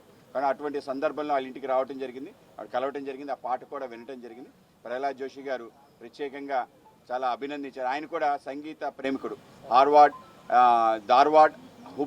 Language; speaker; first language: Telugu; native; Telugu